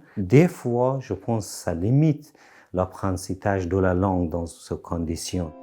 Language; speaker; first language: French; non-native, fluent; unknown